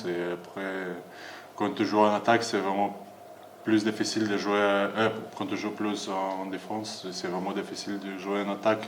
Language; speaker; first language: French; non-native, learner; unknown